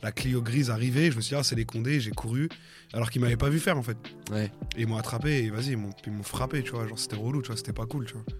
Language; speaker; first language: French; native; French